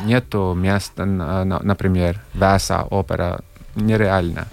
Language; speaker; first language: Russian; non-native, local second language; Latvian